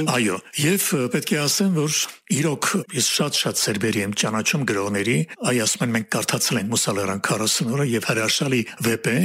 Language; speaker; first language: Armenian; native; Armenian